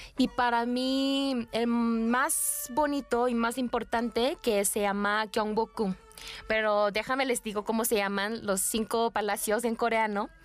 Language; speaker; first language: Spanish; non-native, fluent; Korean